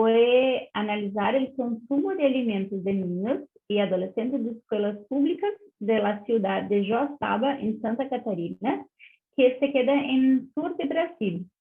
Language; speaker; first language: Spanish; non-native, learner; Portuguese